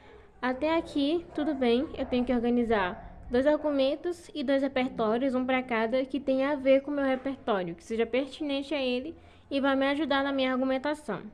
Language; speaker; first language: Portuguese; native; Portuguese